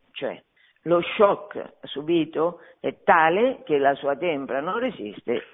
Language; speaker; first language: Italian; native; Italian